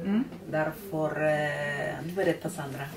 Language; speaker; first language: Swedish; non-native, learner; Spanish